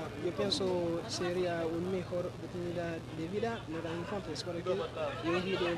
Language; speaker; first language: Spanish; non-native, learner; Haitian Creole